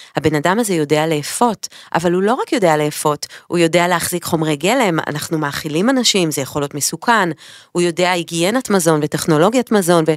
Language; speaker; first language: Hebrew; native; Hebrew